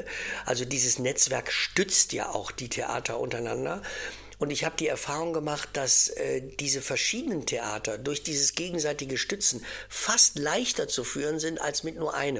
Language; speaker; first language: German; native; German